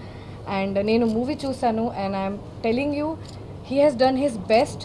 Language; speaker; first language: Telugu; non-native, fluent; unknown